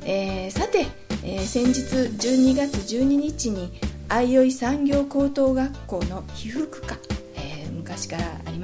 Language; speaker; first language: Japanese; native; Japanese